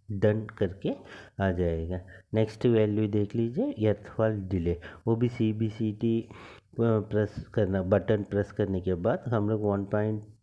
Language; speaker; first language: Hindi; non-native, local second language; Tamil